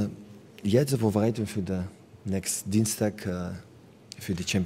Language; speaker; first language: German; non-native, learner; Catalan